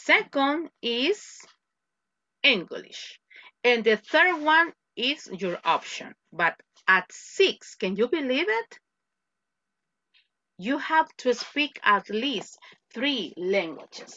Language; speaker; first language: English; non-native, fluent; Spanish